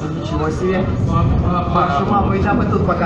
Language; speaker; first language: Russian; native; Russian